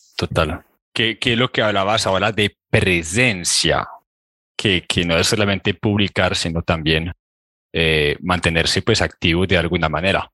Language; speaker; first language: Spanish; native; Spanish